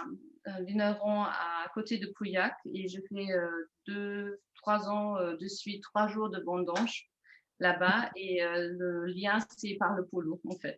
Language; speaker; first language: French; non-native, fluent; German